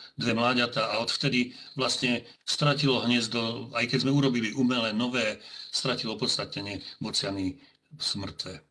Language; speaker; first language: Slovak; native; Slovak